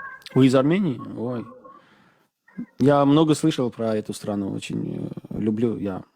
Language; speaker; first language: Russian; non-native, fluent; Armenian